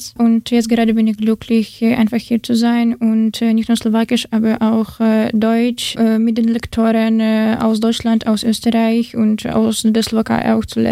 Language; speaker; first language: German; non-native, learner; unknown